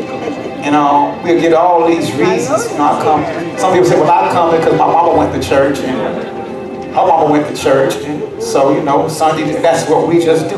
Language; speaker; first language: English; native; English